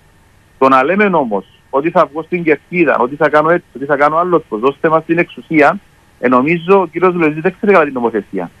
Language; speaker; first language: Greek; native; Greek